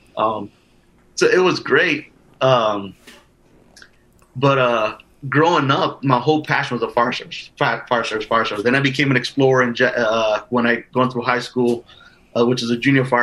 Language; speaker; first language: English; native; English